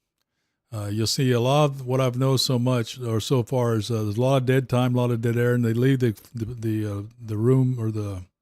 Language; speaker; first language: English; native; English